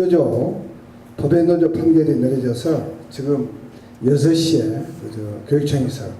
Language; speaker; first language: Korean; native; Korean